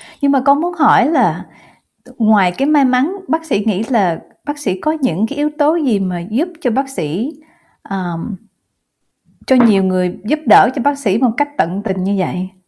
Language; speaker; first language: Vietnamese; early bilingual, heritage; Vietnamese